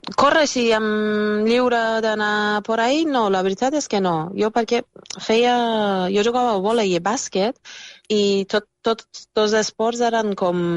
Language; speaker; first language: Catalan; non-native, fluent; Persian